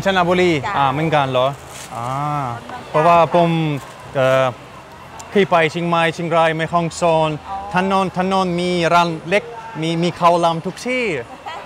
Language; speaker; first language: Thai; non-native, learner; Russian